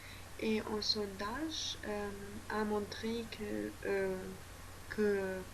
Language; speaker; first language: French; non-native, learner; German